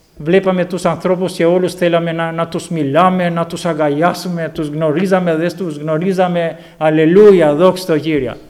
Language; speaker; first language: Greek; non-native, fluent; Albanian